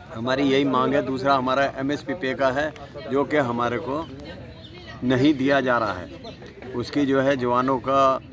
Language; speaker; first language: Hindi; native; Hindi